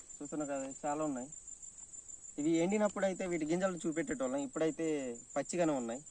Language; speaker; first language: Telugu; non-native, local second language; Koya